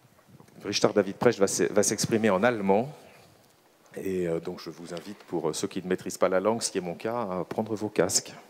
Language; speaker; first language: French; native; French